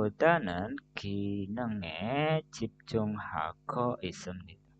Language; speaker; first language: Korean; non-native, fluent; Indonesian